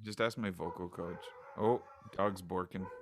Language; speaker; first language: English; native; English